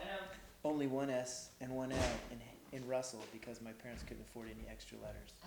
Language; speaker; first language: English; native; English